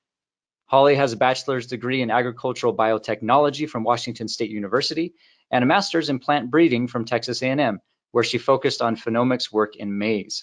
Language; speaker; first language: English; native; English